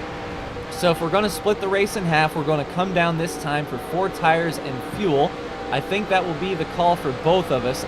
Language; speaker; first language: English; native; English